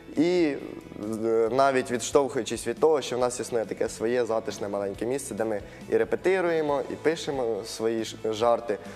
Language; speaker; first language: Ukrainian; native; Ukrainian